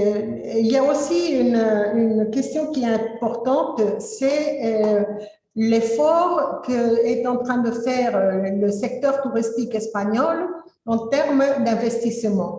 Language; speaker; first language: French; non-native, fluent; Spanish